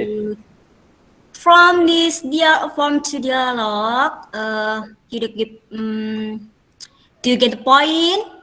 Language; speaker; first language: English; non-native, fluent; Indonesian